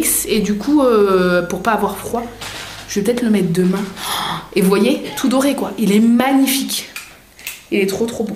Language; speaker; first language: French; native; French